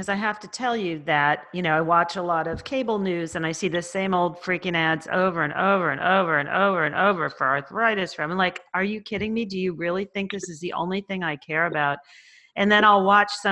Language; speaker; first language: English; native; English